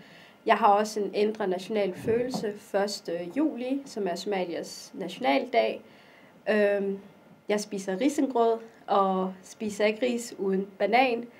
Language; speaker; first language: Danish; early bilingual, other home language; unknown